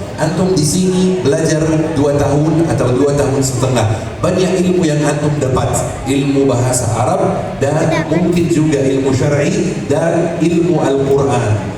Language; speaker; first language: Indonesian; non-native, fluent; Arabic